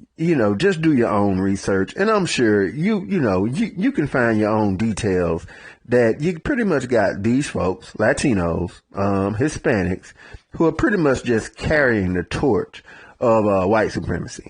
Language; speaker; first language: English; native; English